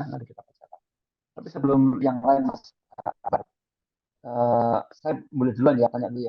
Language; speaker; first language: Indonesian; native; Indonesian